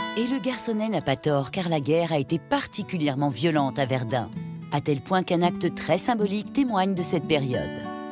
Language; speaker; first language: French; native; French